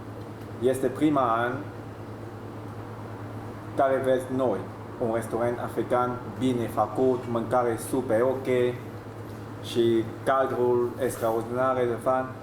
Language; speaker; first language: Romanian; non-native, fluent; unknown